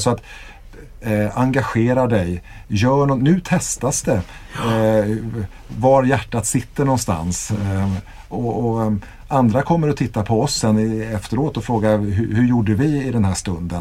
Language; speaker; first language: Swedish; native; Swedish